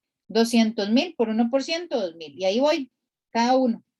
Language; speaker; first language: Spanish; native; Spanish